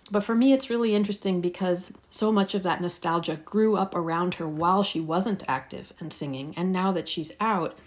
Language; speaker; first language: English; early bilingual, heritage; Persian